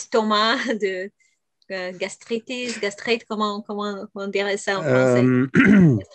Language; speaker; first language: French; non-native, fluent; Bulgarian